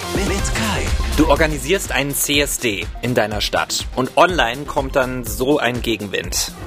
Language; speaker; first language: German; native; German